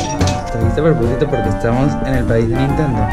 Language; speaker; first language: Spanish; native; Spanish